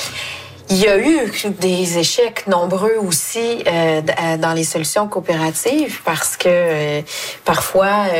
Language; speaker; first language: French; native; French